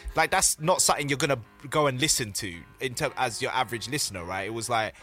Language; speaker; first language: English; native; English